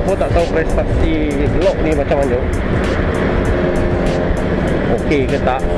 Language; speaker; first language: Malay; native; Malay